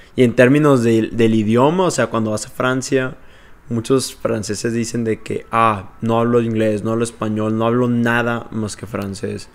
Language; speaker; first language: Spanish; native; Spanish